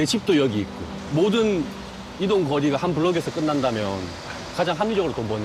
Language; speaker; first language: Korean; native; Korean